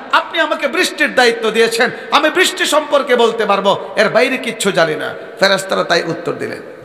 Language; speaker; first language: Bangla; native; Bangla